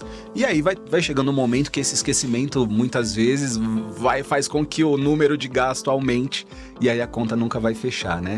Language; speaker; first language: Portuguese; native; Portuguese